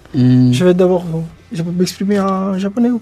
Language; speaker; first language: French; non-native, local second language; Wolof